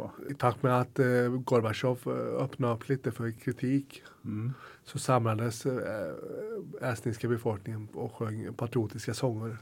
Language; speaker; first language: Swedish; native; Swedish